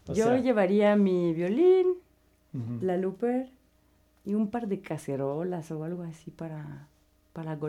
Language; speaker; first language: Spanish; native; Spanish